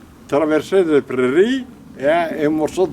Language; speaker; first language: French; non-native, fluent; Italian